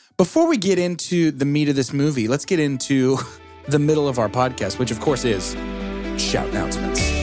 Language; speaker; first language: English; native; English